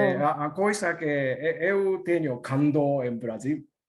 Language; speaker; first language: Portuguese; non-native, learner; Japanese